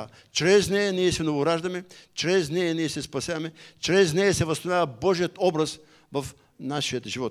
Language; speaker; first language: Bulgarian; native; Bulgarian